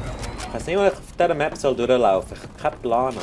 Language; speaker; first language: German; native; German